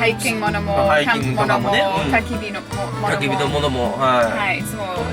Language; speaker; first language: Japanese; non-native, learner; English